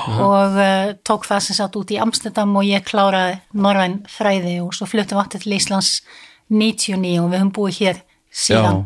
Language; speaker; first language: Icelandic; non-native, fluent; Dutch